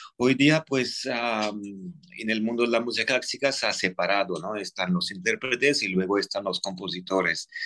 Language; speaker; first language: Spanish; non-native, fluent; Armenian